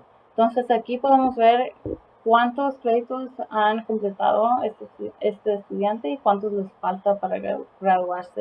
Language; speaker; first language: Spanish; early bilingual, heritage; Spanish